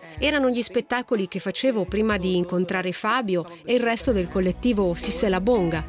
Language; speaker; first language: Italian; native; Italian